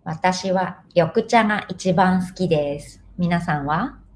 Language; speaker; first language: Japanese; non-native, fluent; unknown